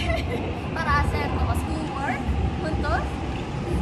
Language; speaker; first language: Spanish; non-native, learner; Korean